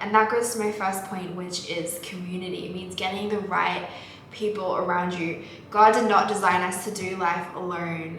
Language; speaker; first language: English; native; English